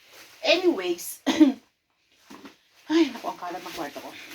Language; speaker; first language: Filipino; native; Filipino